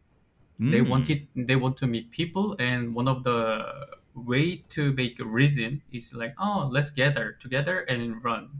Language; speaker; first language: English; non-native, fluent; Korean